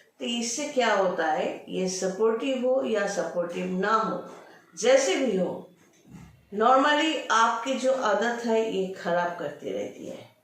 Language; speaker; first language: Hindi; non-native, local second language; Bangla